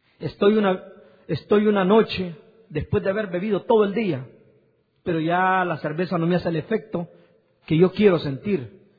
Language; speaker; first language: Spanish; native; Spanish